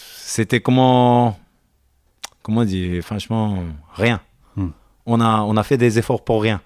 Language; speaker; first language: French; non-native, learner; Japanese